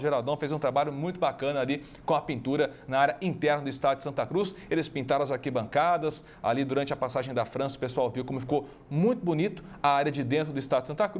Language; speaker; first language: Portuguese; native; Portuguese